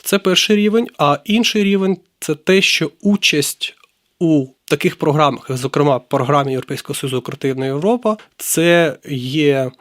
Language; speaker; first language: Ukrainian; native; Ukrainian